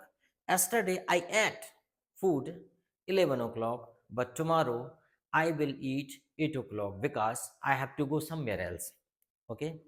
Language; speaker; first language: English; non-native, local second language; Hindi